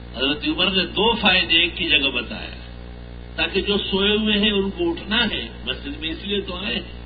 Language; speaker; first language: Urdu; non-native, local second language; Pashto